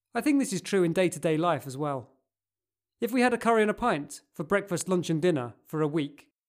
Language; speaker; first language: English; native; English